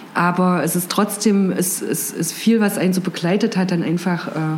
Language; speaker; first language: German; native; German